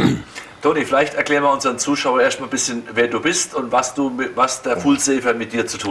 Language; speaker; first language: German; native; German